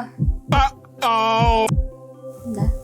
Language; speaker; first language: Russian; non-native, learner; Filipino